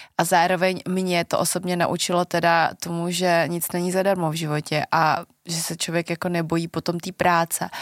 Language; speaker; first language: Czech; early bilingual, other home language; Vietnamese